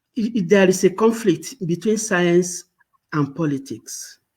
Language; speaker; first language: English; non-native, local second language; Yoruba